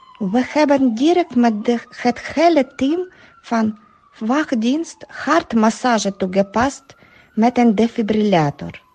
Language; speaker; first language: Dutch; non-native, learner; Ukrainian